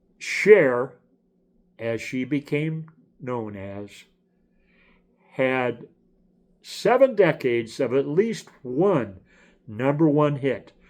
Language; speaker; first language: English; native; English